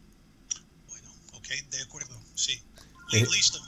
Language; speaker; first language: Spanish; non-native, fluent; English